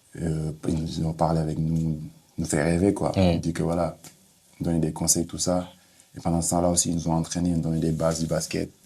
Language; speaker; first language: French; non-native, local second language; Wolof